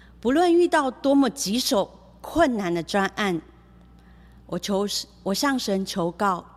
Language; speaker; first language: Chinese; early bilingual, heritage; Chinese